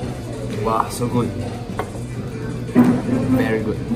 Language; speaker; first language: English; non-native, local second language; Chinese